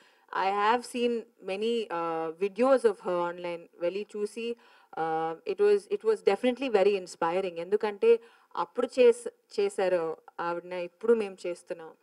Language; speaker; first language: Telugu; non-native, fluent; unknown